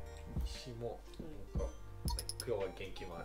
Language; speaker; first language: Japanese; non-native, learner; English